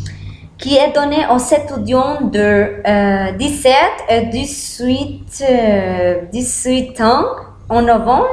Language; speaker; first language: French; non-native, learner; Spanish